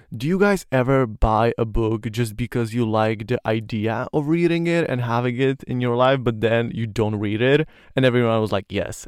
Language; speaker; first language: English; non-native, fluent; Slovak